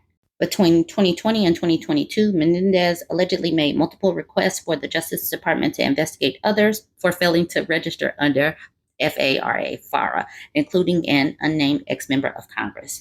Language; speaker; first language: English; native; English